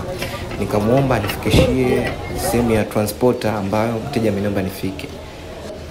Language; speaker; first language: Swahili; native; Swahili